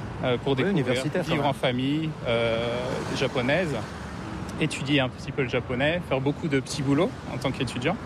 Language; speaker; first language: French; native; French